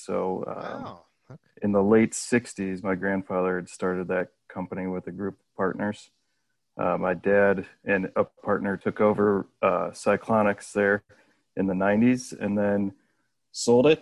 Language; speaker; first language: English; native; English